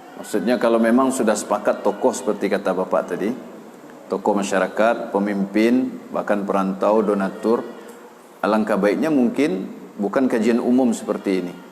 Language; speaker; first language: Malay; non-native, local second language; Minangkabau